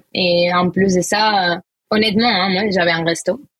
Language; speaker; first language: French; non-native, fluent; Spanish